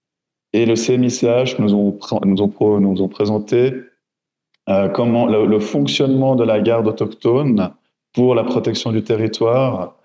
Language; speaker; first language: French; native; French